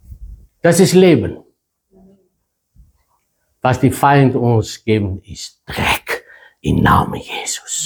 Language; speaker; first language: German; non-native, fluent; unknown